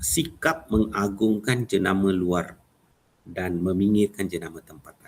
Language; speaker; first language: Malay; non-native, local second language; Tamil